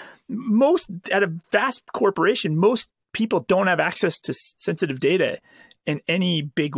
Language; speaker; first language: English; native; English